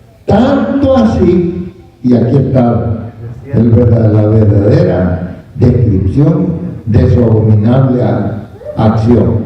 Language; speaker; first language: Spanish; native; Spanish